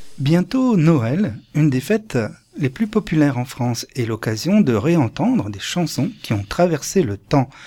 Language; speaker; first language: French; native; French